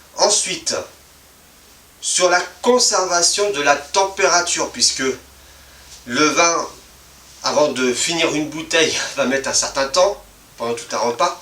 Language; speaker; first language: French; native; French